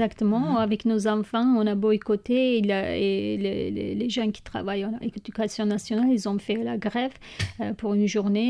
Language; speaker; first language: French; non-native, learner; Kurdish